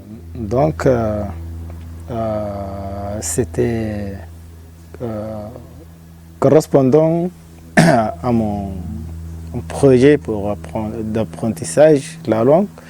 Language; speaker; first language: French; non-native, fluent; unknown